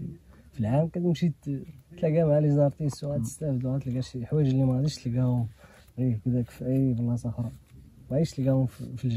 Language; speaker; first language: Arabic; native; Arabic